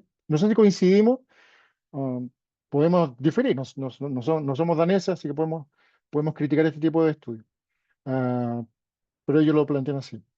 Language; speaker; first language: Spanish; native; Spanish